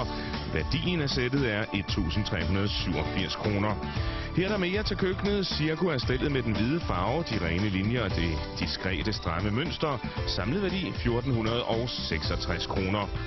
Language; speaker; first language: Danish; native; Danish